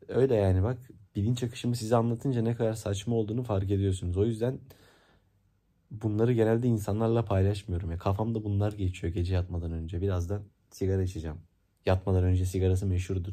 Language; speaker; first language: Turkish; native; Turkish